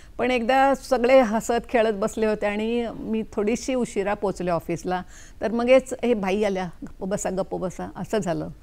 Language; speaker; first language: Marathi; non-native, local second language; Kannada